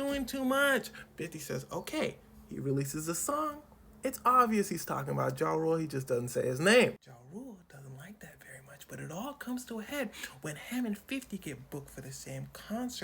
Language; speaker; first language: English; native; English